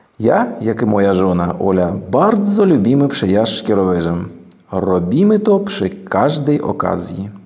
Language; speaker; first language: Polish; non-native, fluent; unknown